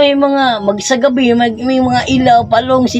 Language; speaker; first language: Filipino; non-native, local second language; Cebuano